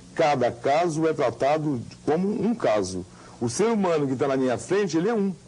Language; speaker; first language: Portuguese; native; Portuguese